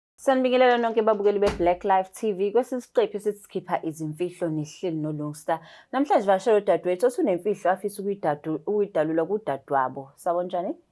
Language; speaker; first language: Zulu; native; Zulu